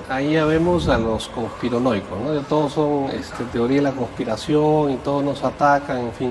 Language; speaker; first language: Spanish; native; Spanish